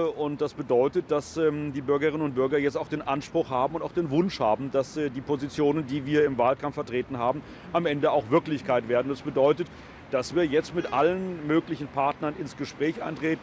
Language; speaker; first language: German; native; German